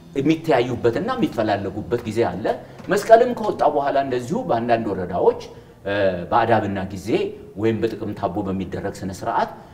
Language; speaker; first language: Amharic; non-native, local second language; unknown